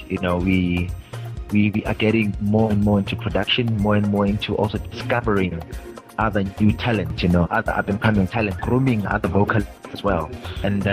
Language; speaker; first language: English; non-native, local second language; Zulu